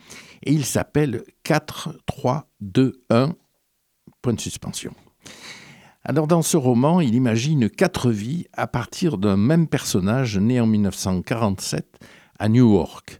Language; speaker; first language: French; native; French